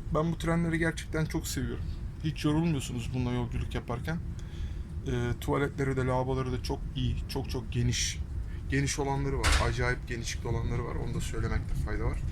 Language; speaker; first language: Turkish; early bilingual, heritage; Turkish